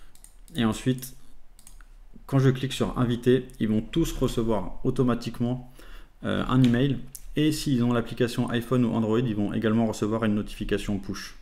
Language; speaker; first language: French; native; French